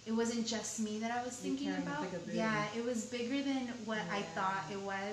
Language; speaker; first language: English; early bilingual, other home language; Spanish